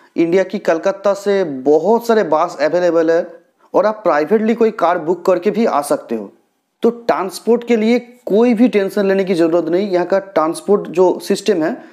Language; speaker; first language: Hindi; non-native, local second language; Bangla